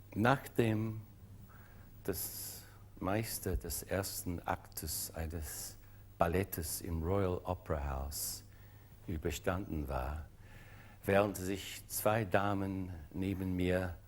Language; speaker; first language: German; non-native, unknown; English